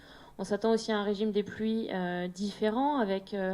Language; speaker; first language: French; native; French